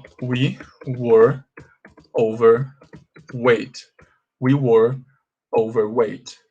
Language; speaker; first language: English; non-native, fluent; Portuguese